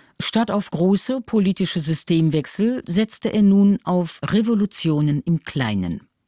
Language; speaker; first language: German; native; German